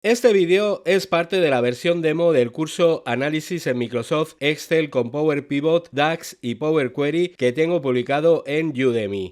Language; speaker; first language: Spanish; native; Spanish